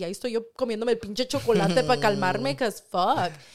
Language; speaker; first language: Spanish; early bilingual, heritage; Spanish